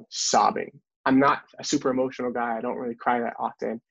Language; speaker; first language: English; native; English